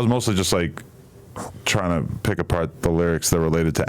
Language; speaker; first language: English; native; English